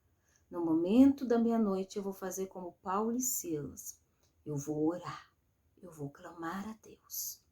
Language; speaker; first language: Portuguese; native; Portuguese